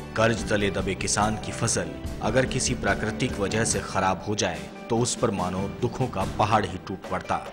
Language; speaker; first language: Hindi; native; Hindi